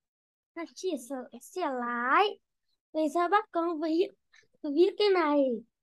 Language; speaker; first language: Chinese; non-native, learner; Vietnamese